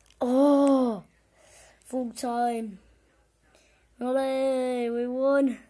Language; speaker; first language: English; native; English